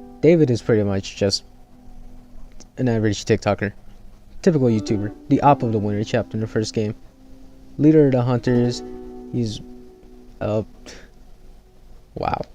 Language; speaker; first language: English; native; English